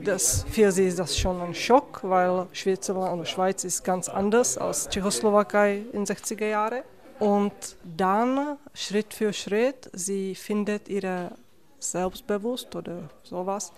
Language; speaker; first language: German; non-native, fluent; Czech